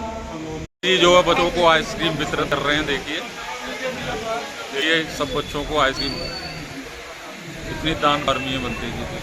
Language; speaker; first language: Hindi; native; Hindi